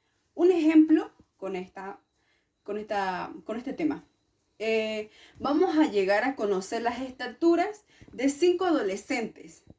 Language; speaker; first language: Spanish; native; Spanish